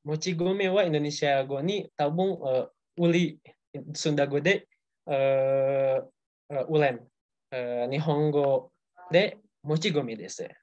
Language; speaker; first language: Japanese; non-native, learner; Indonesian